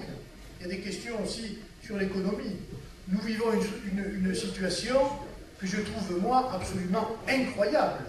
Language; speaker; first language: French; native; French